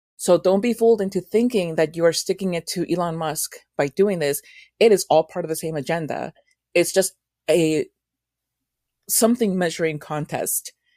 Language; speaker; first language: English; native; English